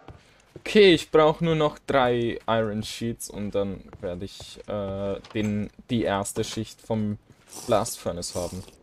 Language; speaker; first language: German; native; German